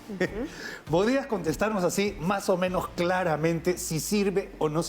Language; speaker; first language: Spanish; native; Spanish